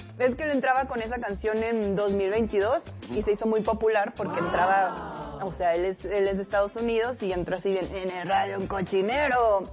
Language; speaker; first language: Spanish; native; Spanish